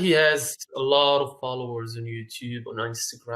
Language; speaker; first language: English; non-native, fluent; Arabic